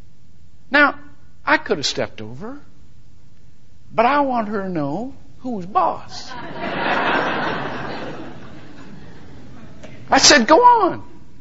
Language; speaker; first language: English; native; English